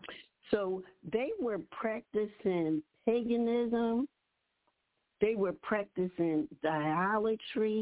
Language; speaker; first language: English; native; English